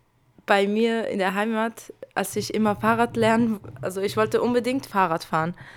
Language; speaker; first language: German; early bilingual, other home language; Kurdish